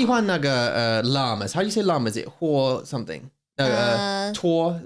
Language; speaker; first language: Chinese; non-native, learner; English